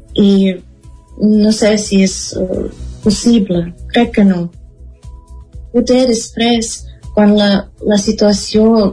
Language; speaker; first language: Catalan; non-native, fluent; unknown